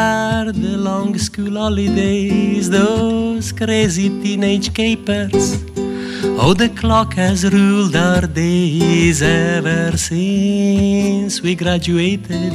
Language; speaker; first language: English; non-native, fluent; Italian